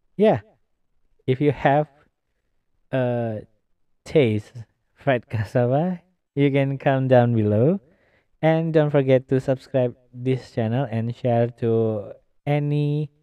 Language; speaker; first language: English; non-native, learner; Indonesian